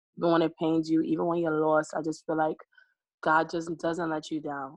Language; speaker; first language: English; native; English